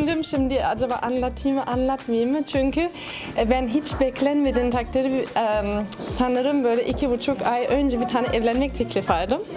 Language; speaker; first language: Turkish; non-native, fluent; German